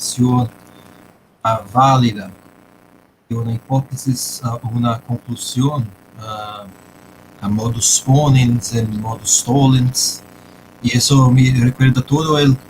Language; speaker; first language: Spanish; non-native, fluent; Portuguese